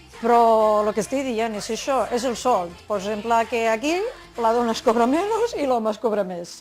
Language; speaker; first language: Catalan; non-native, fluent; Arabic